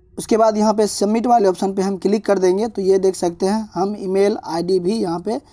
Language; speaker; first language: Hindi; native; Hindi